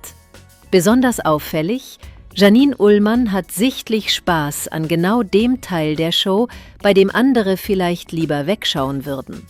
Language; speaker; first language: German; native; German